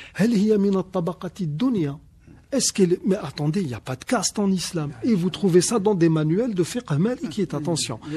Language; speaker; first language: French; non-native, local second language; Arabic